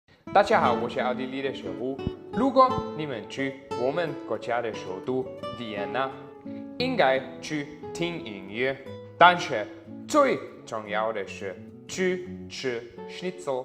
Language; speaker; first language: Chinese; non-native, learner; German